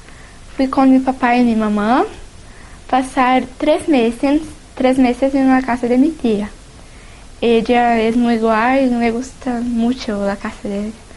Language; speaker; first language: Spanish; non-native, learner; Portuguese